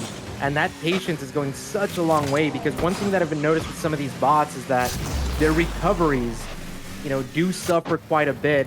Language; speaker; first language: English; native; English